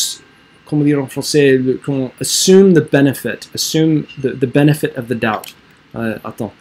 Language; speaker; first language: French; non-native, learner; English